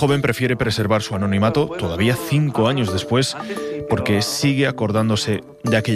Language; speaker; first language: Spanish; native; Spanish